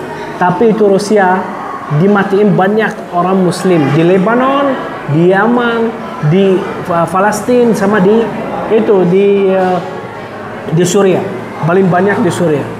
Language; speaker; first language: Indonesian; non-native, fluent; Arabic